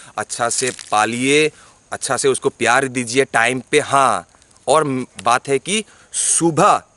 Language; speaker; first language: Hindi; non-native, local second language; Bangla